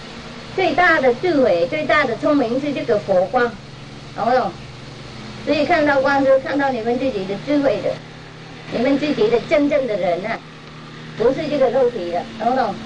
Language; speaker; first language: Chinese; non-native, fluent; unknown